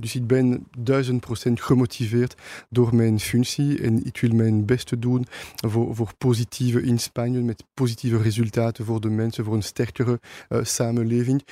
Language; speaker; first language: Dutch; non-native, local second language; French